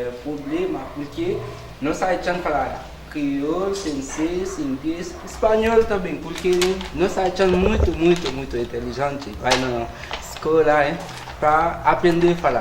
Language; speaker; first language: Portuguese; non-native, learner; Haitian Creole